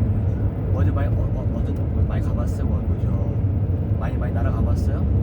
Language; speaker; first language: Korean; non-native, learner; English